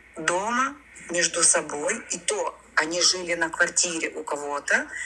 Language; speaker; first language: Russian; non-native, local second language; Ukrainian